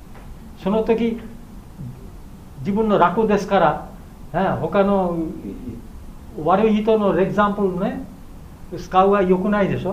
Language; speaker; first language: Japanese; non-native, learner; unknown